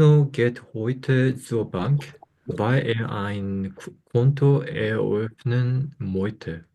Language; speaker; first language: German; non-native, learner; Korean